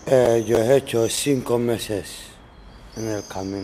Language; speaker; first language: Spanish; non-native, learner; Arabic